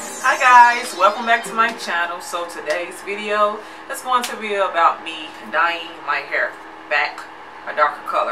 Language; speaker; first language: English; native; English